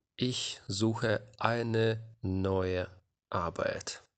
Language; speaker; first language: German; non-native, fluent; Ukrainian